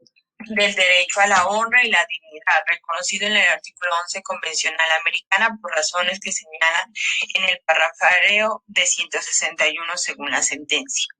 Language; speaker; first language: Spanish; native; Spanish